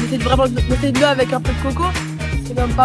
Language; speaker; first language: French; native; French